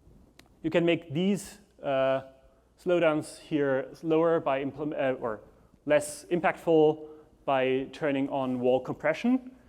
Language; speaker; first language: English; non-native, fluent; German